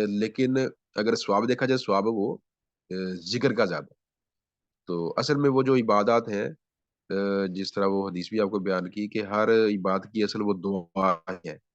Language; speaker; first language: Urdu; non-native, local second language; Punjabi